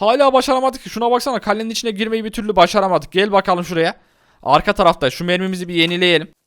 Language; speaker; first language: Turkish; native; Turkish